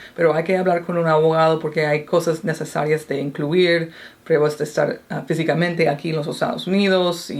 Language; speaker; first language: Spanish; non-native, fluent; English